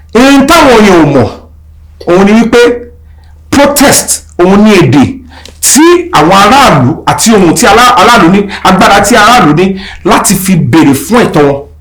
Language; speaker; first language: Yoruba; native; Yoruba